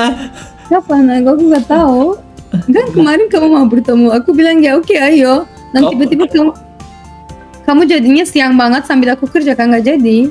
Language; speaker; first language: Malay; non-native, fluent; Turkish